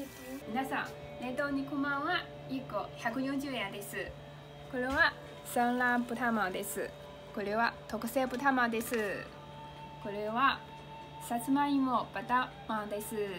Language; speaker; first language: Japanese; non-native, learner; Mongolian